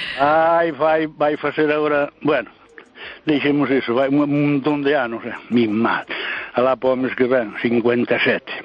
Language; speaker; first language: Galician; native; Galician